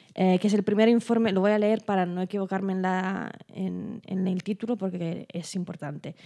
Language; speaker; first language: Spanish; non-native, fluent; Italian